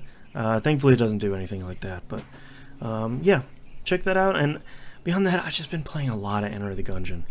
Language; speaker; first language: English; native; English